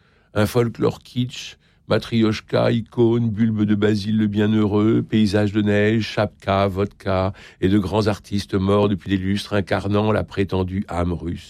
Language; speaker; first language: French; native; French